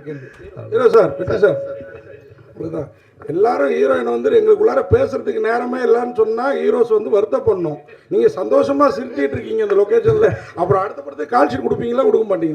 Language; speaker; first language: Tamil; native; Tamil